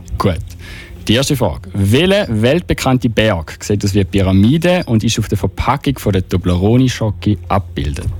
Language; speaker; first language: German; native; German